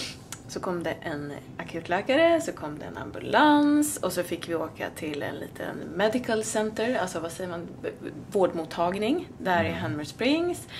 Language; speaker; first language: Swedish; native; Swedish